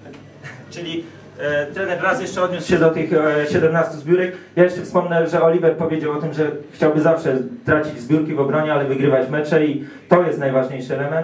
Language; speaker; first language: Polish; native; Polish